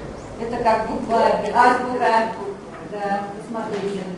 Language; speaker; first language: Russian; non-native, local second language; Tatar